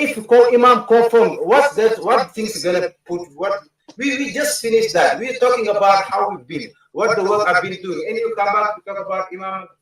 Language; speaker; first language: English; non-native, learner; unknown